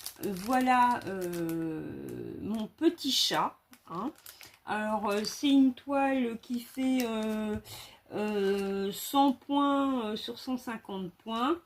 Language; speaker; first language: French; native; French